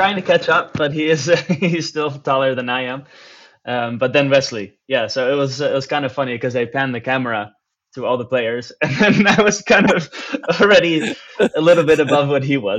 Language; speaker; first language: English; non-native, fluent; Dutch